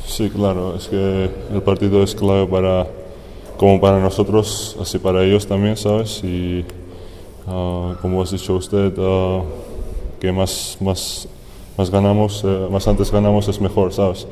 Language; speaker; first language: Spanish; non-native, fluent; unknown